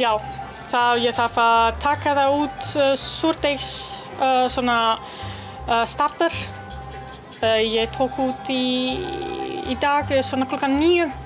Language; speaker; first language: Icelandic; non-native, learner; Italian